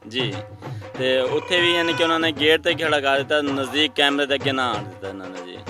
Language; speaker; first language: Punjabi; non-native, local second language; Saraiki